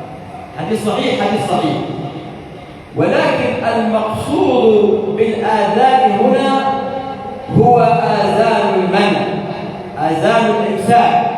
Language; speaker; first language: Arabic; native; Arabic